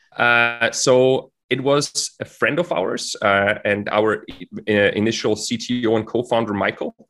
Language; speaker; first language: English; non-native, fluent; German